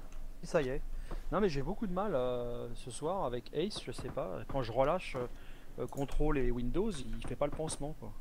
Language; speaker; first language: French; native; French